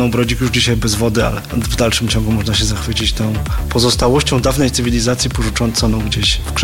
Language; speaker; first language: Polish; native; Polish